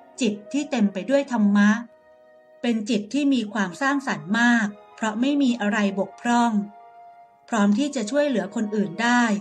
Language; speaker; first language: Thai; native; Thai